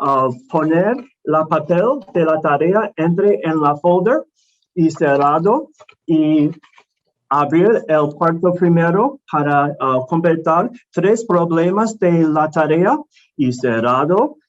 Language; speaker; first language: Spanish; non-native, learner; English